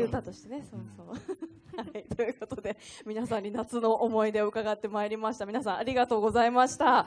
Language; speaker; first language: Japanese; native; Japanese